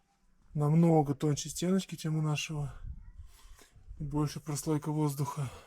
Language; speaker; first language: Russian; native; Russian